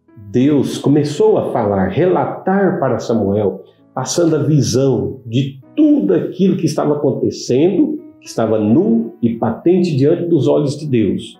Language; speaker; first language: Portuguese; native; Portuguese